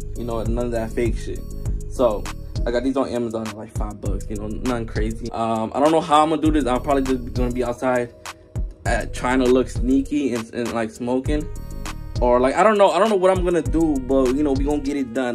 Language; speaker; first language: English; early bilingual, other home language; Spanish